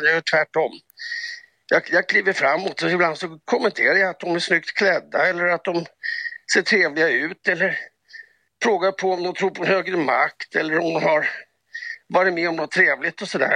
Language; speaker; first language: Swedish; native; Swedish